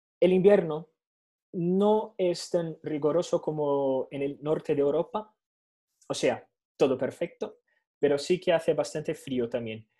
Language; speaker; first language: Spanish; non-native, fluent; Portuguese